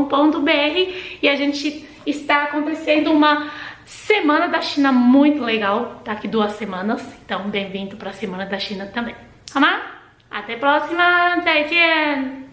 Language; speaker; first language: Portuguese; non-native, fluent; Chinese